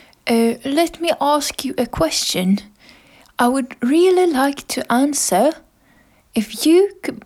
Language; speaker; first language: English; non-native, fluent; Norwegian